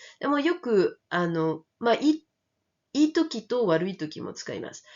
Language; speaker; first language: Japanese; non-native, fluent; French